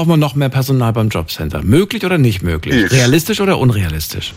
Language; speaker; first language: German; native; German